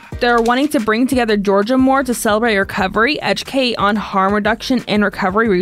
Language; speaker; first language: English; native; English